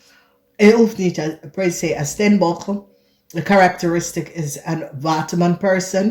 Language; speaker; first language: Dutch; non-native, fluent; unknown